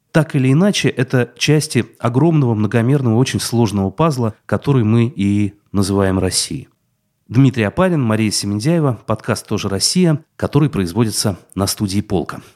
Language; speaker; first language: Russian; native; Russian